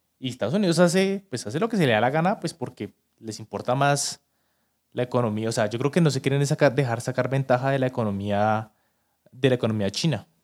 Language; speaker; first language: Spanish; native; Spanish